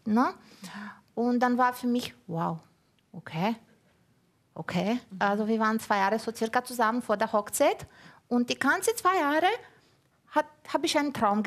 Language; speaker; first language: German; non-native, fluent; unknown